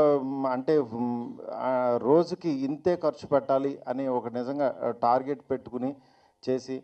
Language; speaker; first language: Telugu; native; Telugu